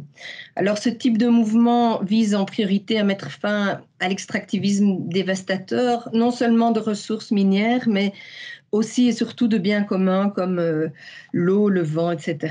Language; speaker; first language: French; native; French